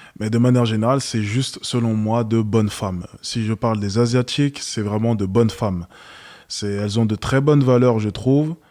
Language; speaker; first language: French; native; French